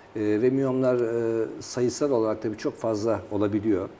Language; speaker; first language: Turkish; native; Turkish